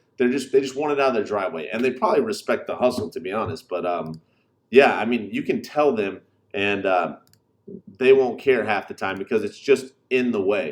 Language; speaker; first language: English; native; English